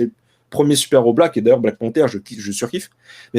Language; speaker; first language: French; native; French